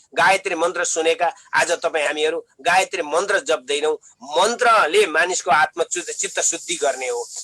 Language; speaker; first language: Nepali; native; Nepali